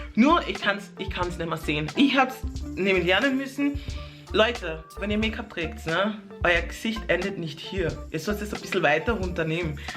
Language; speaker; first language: German; early bilingual, other home language; English